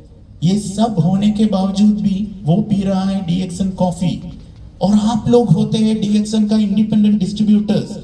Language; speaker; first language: Hindi; non-native, learner; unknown